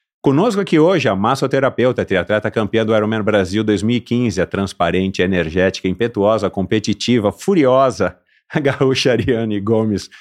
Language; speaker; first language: Portuguese; native; Portuguese